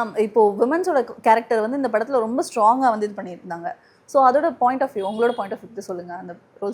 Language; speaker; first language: Tamil; native; Tamil